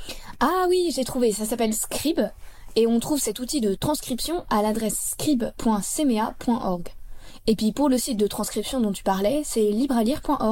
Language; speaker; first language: French; native; French